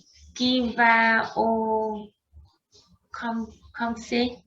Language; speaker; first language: French; non-native, learner; Vietnamese